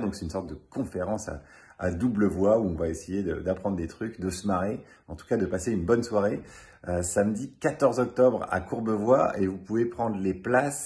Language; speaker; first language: French; native; French